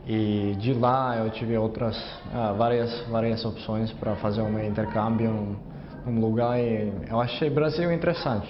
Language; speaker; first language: Portuguese; non-native, fluent; Finnish